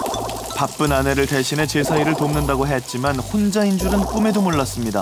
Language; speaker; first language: Korean; native; Korean